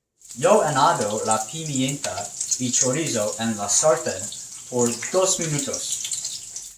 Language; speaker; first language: Spanish; non-native, learner; English